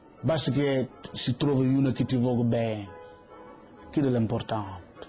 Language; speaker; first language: Italian; non-native, learner; Wolof